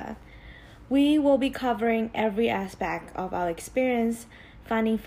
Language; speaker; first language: English; non-native, fluent; Chinese